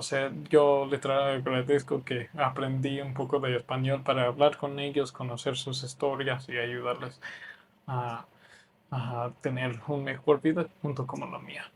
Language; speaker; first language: Spanish; non-native, fluent; English